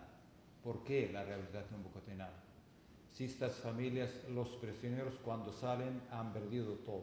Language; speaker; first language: Spanish; non-native, fluent; Arabic